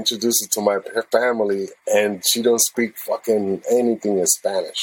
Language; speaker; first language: English; non-native, fluent; Spanish